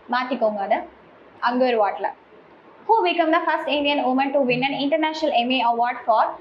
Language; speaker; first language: English; non-native, local second language; Tamil